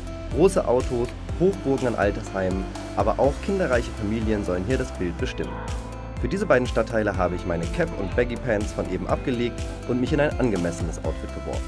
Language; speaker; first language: German; native; German